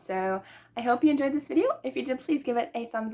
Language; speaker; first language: English; native; English